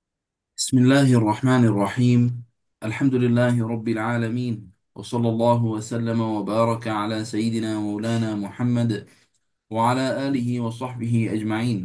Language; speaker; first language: Arabic; non-native, fluent; Malay